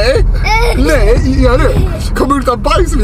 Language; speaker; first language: Swedish; native; Swedish